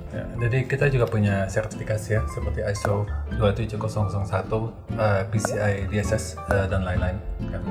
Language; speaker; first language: Indonesian; non-native, fluent; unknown